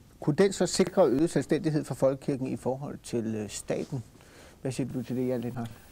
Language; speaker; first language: Danish; native; Danish